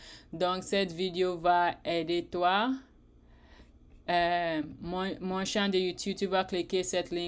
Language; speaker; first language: French; non-native, learner; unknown